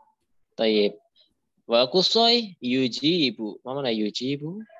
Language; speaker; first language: Arabic; non-native, fluent; Indonesian